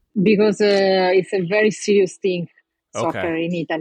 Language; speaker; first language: English; non-native, learner; Italian